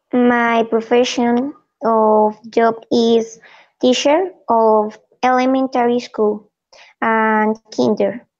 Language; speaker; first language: English; non-native, learner; Spanish